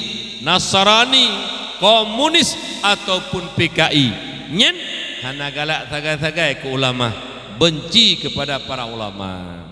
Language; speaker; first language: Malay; non-native, local second language; Achinese